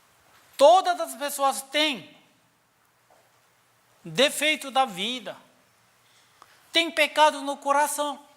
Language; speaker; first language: Portuguese; non-native, learner; Korean